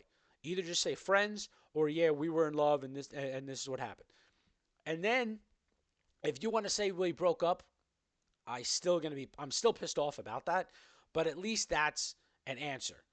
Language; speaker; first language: English; native; English